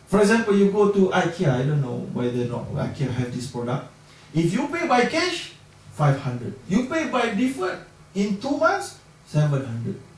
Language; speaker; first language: English; non-native, local second language; Malay